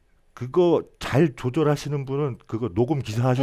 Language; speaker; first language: Korean; native; Korean